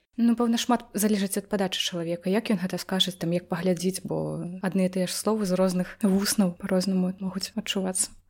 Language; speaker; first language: Belarusian; non-native, local second language; Russian